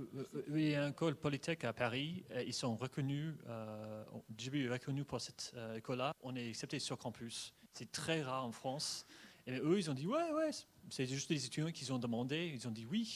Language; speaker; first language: French; non-native, fluent; English